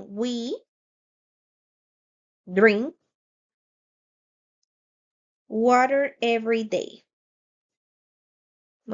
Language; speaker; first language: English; non-native, fluent; Spanish